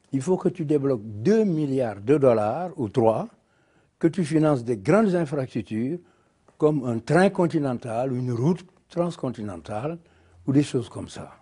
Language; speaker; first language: French; non-native, local second language; Wolof